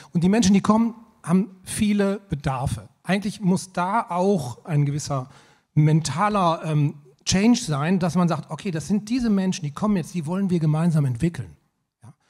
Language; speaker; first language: German; native; German